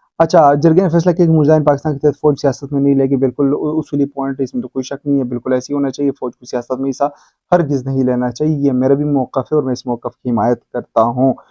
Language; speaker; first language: Urdu; non-native, local second language; Pashto